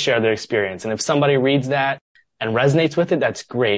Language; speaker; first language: English; native; English